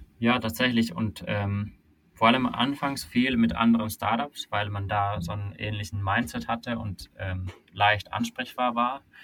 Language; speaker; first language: German; non-native, fluent; Finnish